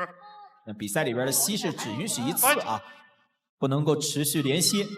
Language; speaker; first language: Chinese; native; Chinese